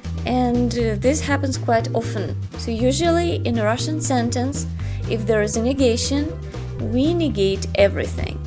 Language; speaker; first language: English; non-native, fluent; Russian